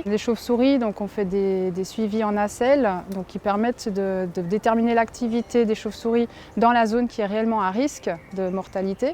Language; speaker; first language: French; native; French